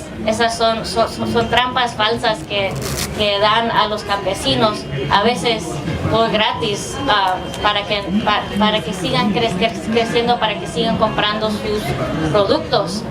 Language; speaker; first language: Spanish; early bilingual, heritage; English